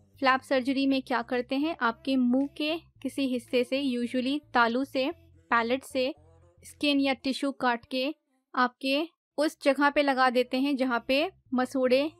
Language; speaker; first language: Hindi; native; Hindi